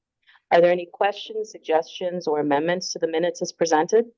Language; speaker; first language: English; native; English